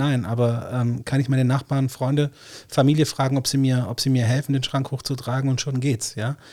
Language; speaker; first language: German; early bilingual, other home language; Tigrinya